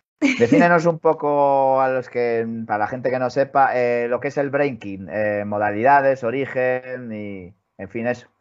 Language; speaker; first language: Spanish; native; Spanish